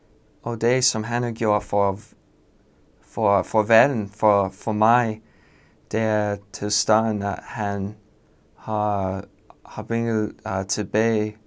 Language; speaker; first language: Danish; non-native, learner; English